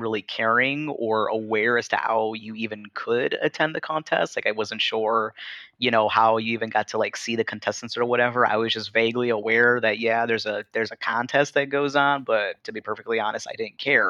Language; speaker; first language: English; native; English